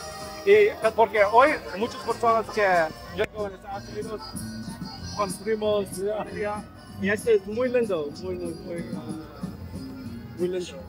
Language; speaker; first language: Spanish; non-native, learner; English